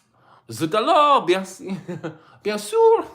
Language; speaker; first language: French; non-native, learner; English